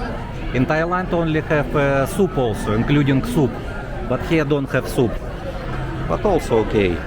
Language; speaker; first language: English; non-native, learner; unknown